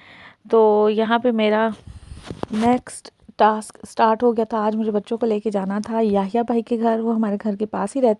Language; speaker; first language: Hindi; native; Hindi